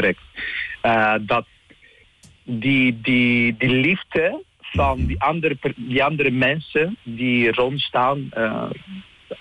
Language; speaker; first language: Dutch; non-native, fluent; Italian